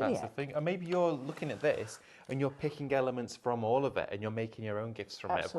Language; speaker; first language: English; native; English